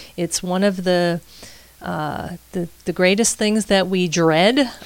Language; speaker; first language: English; native; English